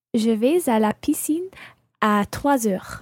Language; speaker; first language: French; non-native, learner; English